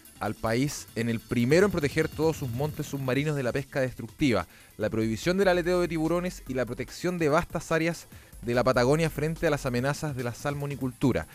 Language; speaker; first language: Spanish; native; Spanish